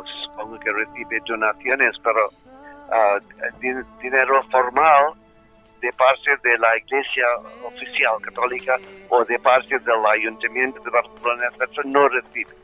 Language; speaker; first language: Spanish; non-native, fluent; English